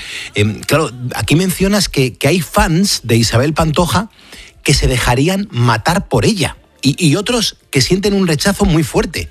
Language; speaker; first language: Spanish; native; Spanish